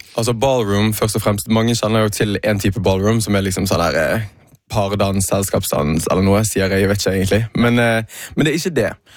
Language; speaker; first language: Norwegian; native; Norwegian